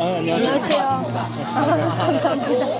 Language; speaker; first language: Korean; non-native, learner; Russian